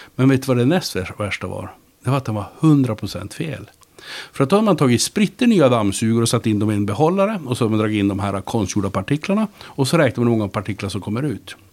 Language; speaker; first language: Swedish; native; Swedish